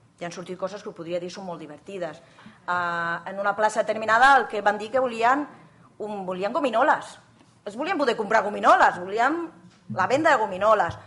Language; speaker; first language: Catalan; native; Catalan